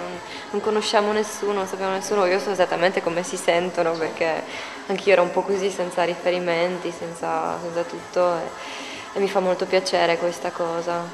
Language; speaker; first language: Italian; non-native, fluent; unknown